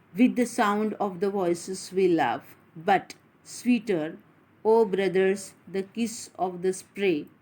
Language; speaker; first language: English; non-native, local second language; Marathi